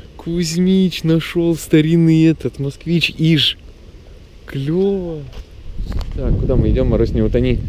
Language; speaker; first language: Russian; early bilingual, heritage; Russian